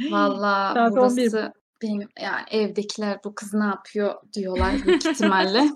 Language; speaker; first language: Turkish; native; Turkish